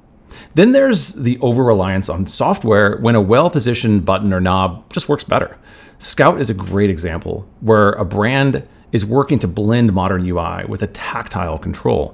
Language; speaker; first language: English; native; English